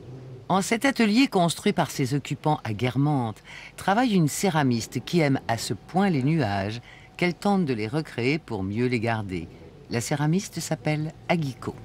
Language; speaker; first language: French; native; French